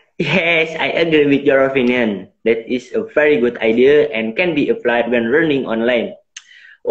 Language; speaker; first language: English; non-native, learner; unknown